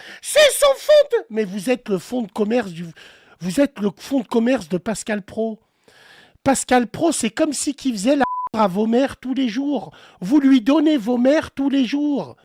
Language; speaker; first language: French; native; French